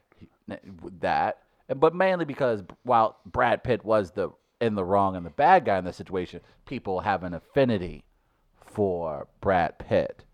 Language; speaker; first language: English; native; English